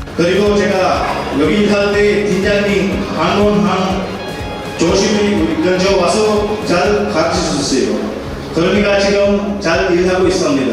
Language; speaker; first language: Korean; non-native, learner; Sinhala